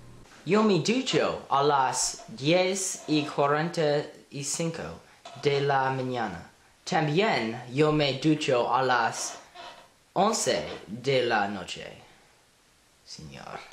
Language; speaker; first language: Spanish; non-native, learner; English